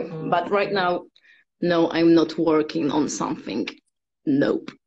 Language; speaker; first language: English; non-native, fluent; Polish